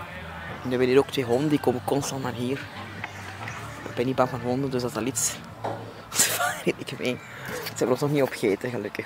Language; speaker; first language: Dutch; native; Dutch